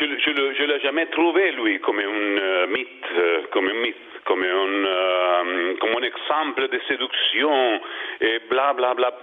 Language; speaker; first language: French; non-native, learner; Spanish